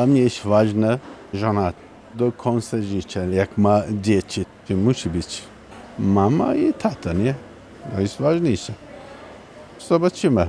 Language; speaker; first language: Polish; non-native, learner; Turkish